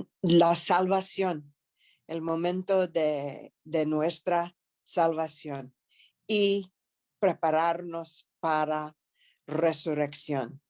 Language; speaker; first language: Spanish; non-native, fluent; English